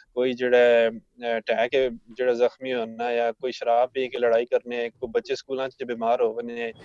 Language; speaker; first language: Punjabi; early bilingual, heritage; Punjabi